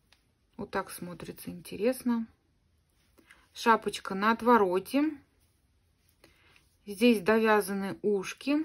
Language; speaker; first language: Russian; native; Russian